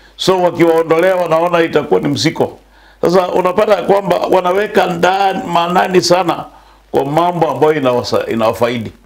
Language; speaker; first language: Swahili; non-native, local second language; Luyia